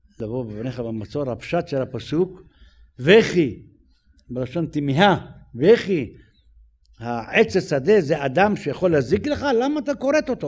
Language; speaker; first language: Hebrew; native; Hebrew